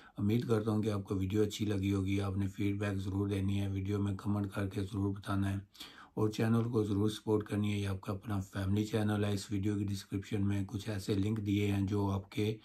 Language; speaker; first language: Urdu; non-native, local second language; Punjabi